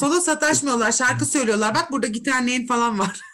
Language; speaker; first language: Turkish; native; Turkish